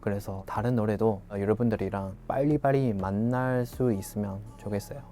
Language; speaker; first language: Korean; non-native, fluent; Chinese